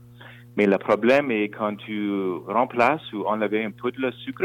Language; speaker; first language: French; non-native, local second language; English